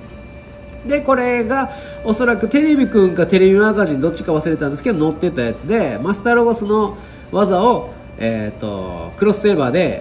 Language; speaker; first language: Japanese; native; Japanese